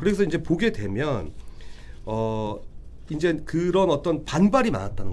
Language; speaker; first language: Korean; native; Korean